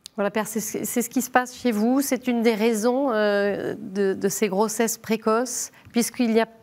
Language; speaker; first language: French; native; French